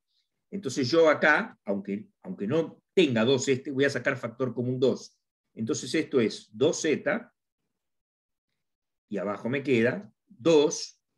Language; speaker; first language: Spanish; native; Spanish